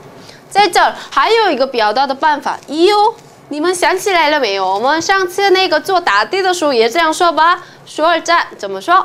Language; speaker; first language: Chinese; non-native, fluent; Korean